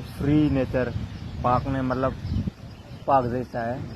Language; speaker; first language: Hindi; non-native, local second language; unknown